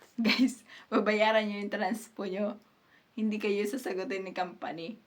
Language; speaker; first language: Filipino; native; Filipino